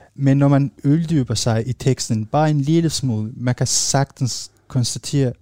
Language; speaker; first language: Danish; non-native, fluent; Arabic